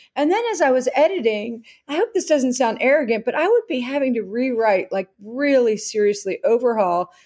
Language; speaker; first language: English; native; English